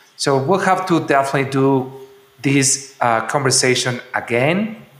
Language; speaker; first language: English; non-native, fluent; Spanish